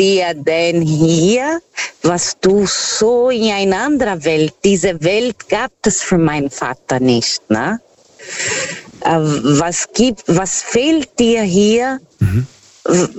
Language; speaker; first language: German; non-native, learner; Portuguese